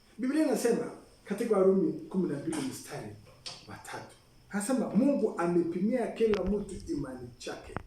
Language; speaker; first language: Swahili; non-native, local second language; Masai